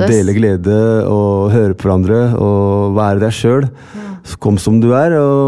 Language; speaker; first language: Norwegian; non-native, fluent; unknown